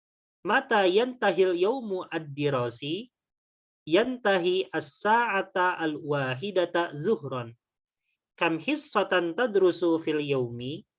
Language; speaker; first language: Arabic; non-native, fluent; Indonesian